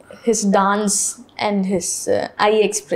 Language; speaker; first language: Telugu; non-native, learner; Tamil